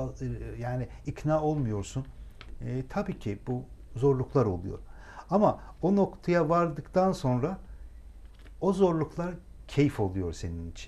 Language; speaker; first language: Turkish; non-native, local second language; Azerbaijani